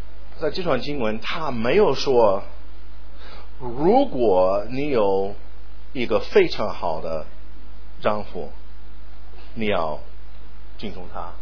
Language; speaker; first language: Chinese; non-native, fluent; English